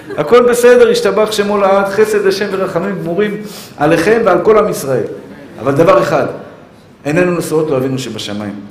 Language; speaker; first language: Hebrew; native; Hebrew